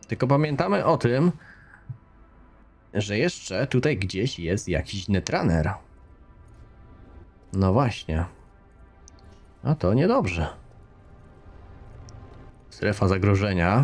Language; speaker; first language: Polish; native; Polish